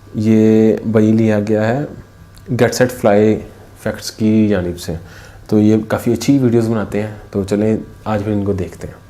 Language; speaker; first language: Urdu; native; Urdu